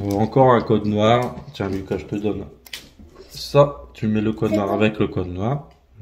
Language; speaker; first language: French; native; French